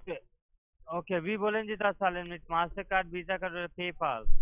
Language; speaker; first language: German; non-native, learner; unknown